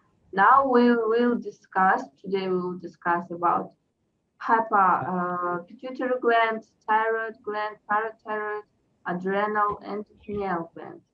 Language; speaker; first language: English; non-native, fluent; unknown